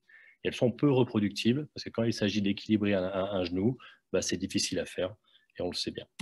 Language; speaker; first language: French; native; French